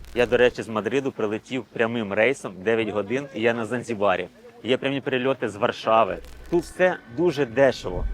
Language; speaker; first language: Ukrainian; native; Ukrainian